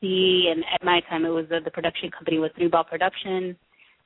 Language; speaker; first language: English; native; English